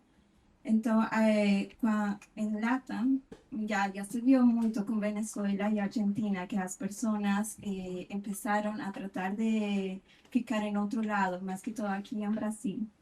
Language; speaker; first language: Portuguese; non-native, fluent; Spanish